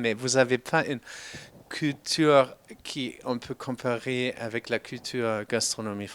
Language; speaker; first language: French; non-native, fluent; German